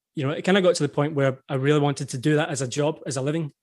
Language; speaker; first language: English; native; English